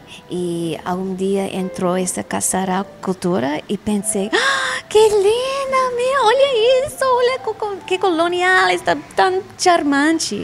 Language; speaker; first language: Portuguese; non-native, learner; English